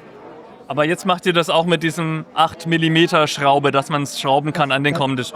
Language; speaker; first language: German; native; German